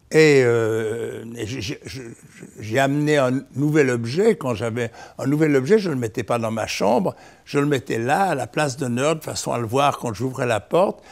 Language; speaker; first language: French; native; French